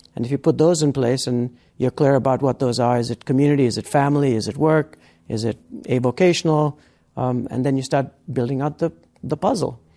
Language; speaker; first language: English; native; English